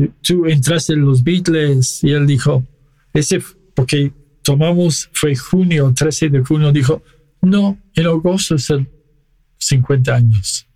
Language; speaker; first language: Spanish; non-native, fluent; English